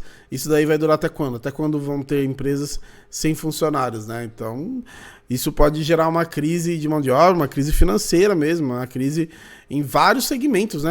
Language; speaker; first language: Portuguese; native; Portuguese